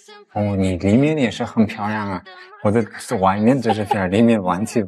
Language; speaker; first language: Chinese; non-native, fluent; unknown